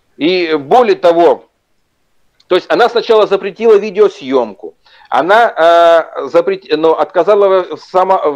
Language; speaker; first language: Russian; native; Russian